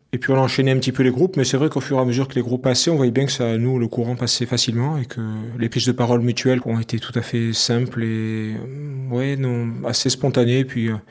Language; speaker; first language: French; native; French